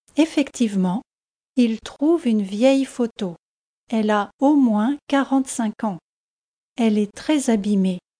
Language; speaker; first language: French; native; French